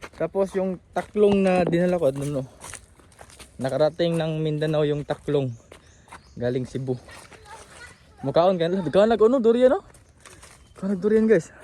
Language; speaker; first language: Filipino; non-native, local second language; Cebuano